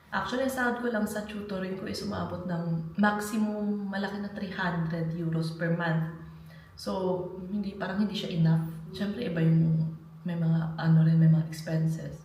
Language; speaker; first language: Filipino; native; Filipino